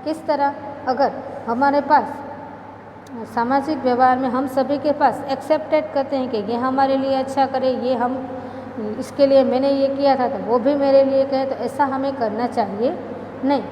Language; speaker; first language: Hindi; non-native, local second language; Gujarati